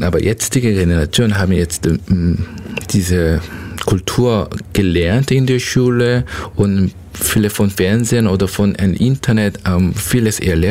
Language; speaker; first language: German; non-native, learner; Korean